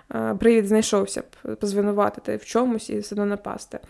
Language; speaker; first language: Ukrainian; native; Ukrainian